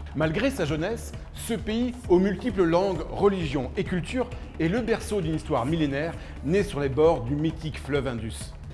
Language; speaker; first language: French; native; French